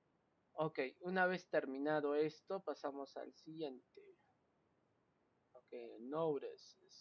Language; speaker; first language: Spanish; native; Spanish